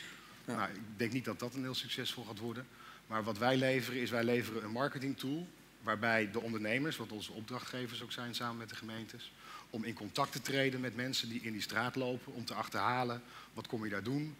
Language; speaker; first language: Dutch; native; Dutch